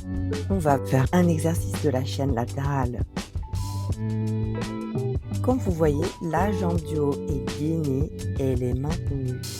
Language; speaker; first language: French; native; French